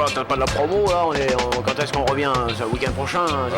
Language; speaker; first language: French; native; French